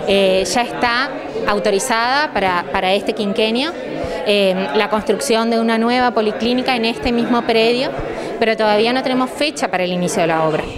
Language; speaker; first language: Spanish; native; Spanish